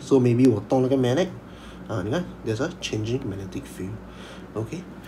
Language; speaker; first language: English; non-native, local second language; Chinese